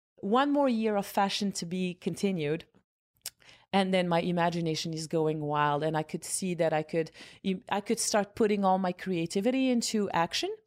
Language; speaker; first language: English; non-native, fluent; Arabic